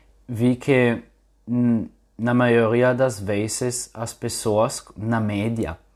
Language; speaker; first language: Portuguese; non-native, fluent; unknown